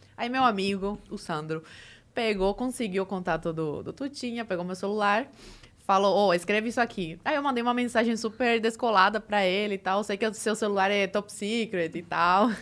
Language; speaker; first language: Portuguese; early bilingual, other home language; Spanish